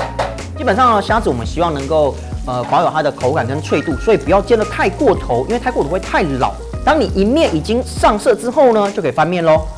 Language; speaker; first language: Chinese; native; Chinese